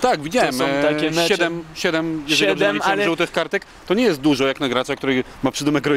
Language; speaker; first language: Polish; native; Polish